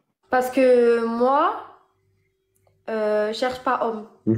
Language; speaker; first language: French; early bilingual, other home language; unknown